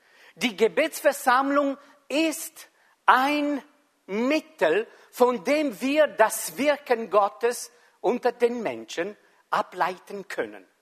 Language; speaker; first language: German; non-native, fluent; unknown